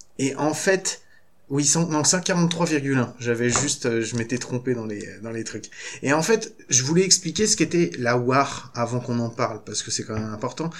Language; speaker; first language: French; native; French